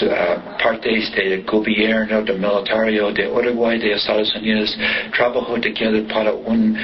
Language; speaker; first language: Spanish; non-native, learner; English